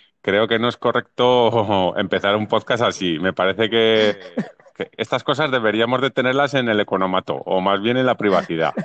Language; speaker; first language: Spanish; native; Spanish